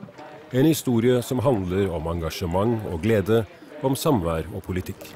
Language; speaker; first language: Norwegian; native; Norwegian